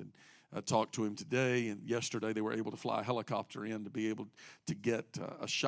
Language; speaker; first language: English; native; English